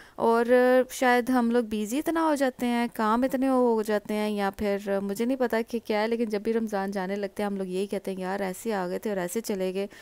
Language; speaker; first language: Urdu; native; Urdu